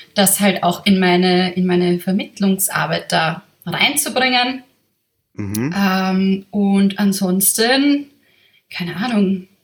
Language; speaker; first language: German; native; German